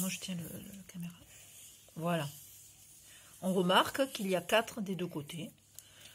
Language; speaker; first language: French; native; French